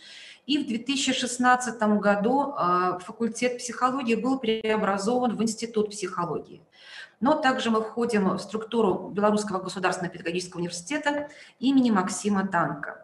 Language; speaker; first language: Russian; native; Russian